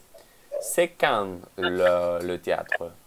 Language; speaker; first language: French; non-native, fluent; Spanish